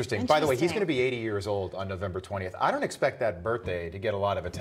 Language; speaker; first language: English; native; English